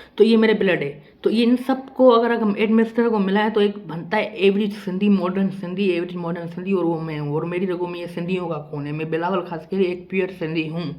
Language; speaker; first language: Urdu; non-native, local second language; Sindhi